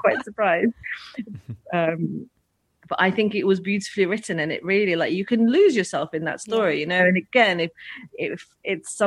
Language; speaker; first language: English; non-native, fluent; Russian